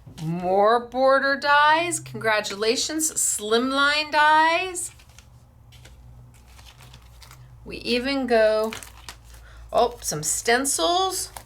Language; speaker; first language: English; native; English